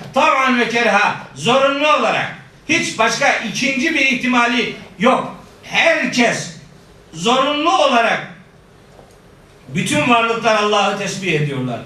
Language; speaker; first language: Turkish; native; Turkish